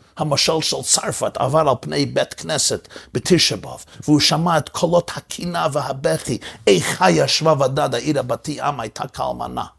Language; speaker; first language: Hebrew; early bilingual, heritage; English